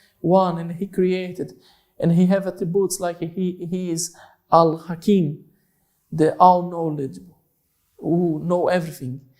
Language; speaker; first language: English; non-native, learner; Portuguese